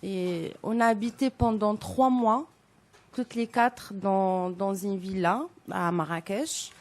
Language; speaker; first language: French; non-native, local second language; Arabic